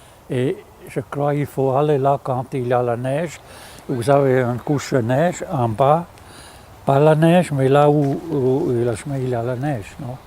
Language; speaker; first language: French; non-native, fluent; German